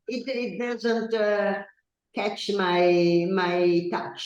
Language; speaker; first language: English; non-native, learner; Italian